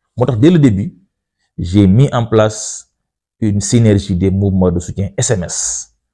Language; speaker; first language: French; non-native, local second language; Wolof